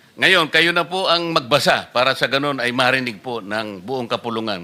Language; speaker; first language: Filipino; native; Filipino